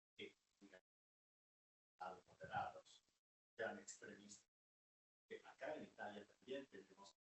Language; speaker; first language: Spanish; non-native, fluent; Italian